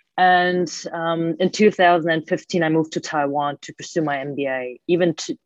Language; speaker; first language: English; early bilingual, other home language; Cantonese